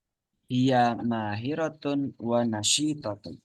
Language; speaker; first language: Arabic; non-native, fluent; Indonesian